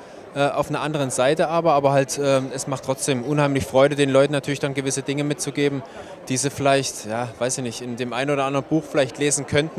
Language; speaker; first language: German; native; German